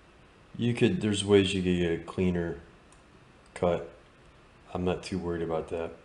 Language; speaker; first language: English; native; English